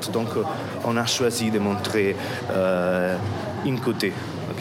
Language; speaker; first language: French; non-native, fluent; Italian